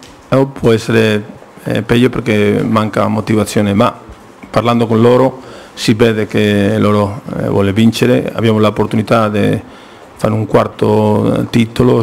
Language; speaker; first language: Italian; non-native, fluent; Spanish